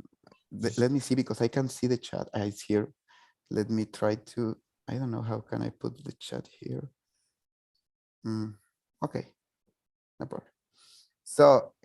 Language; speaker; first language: English; non-native, fluent; Spanish